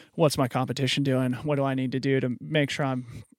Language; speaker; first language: English; native; English